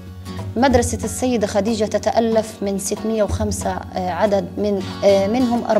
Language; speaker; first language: Arabic; native; Arabic